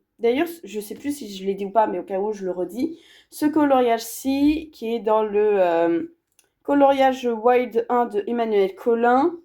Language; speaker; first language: French; native; French